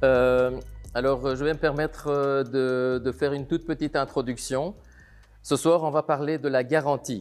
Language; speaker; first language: French; native; French